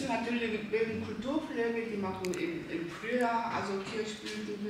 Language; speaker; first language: German; non-native, learner; Korean